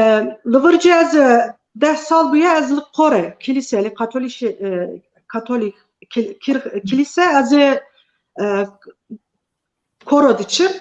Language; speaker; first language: Kurdish; non-native, local second language; Turkish